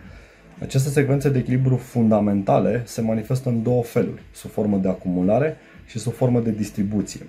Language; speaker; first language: Romanian; native; Romanian